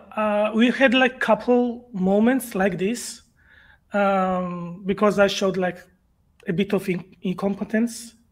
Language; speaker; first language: English; non-native, learner; Georgian